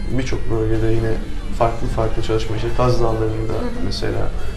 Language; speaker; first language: Turkish; non-native, local second language; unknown